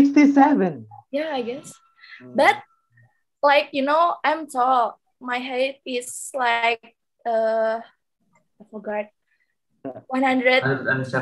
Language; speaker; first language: English; non-native, local second language; Indonesian